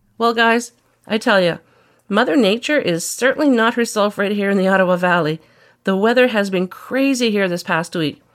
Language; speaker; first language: English; native; English